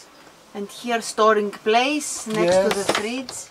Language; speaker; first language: English; non-native, fluent; Greek